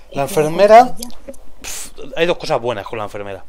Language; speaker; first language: Spanish; native; Spanish